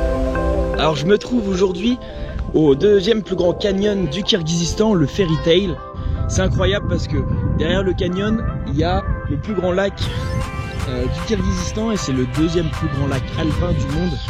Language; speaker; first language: French; native; French